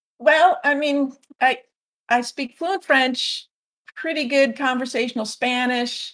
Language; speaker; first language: English; native; English